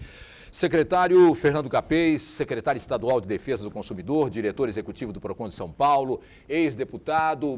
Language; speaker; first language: Portuguese; native; Portuguese